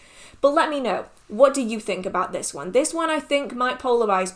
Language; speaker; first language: English; native; English